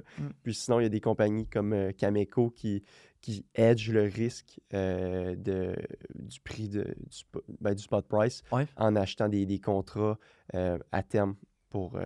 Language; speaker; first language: French; native; French